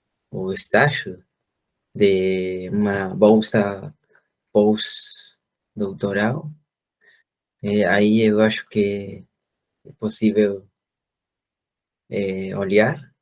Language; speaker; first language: Portuguese; non-native, fluent; Spanish